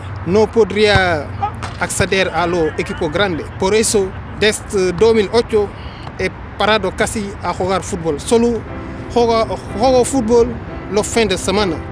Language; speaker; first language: Spanish; non-native, fluent; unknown